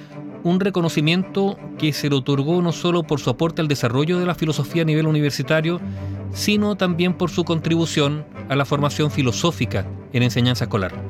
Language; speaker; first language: Spanish; native; Spanish